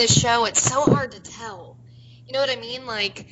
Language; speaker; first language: English; native; English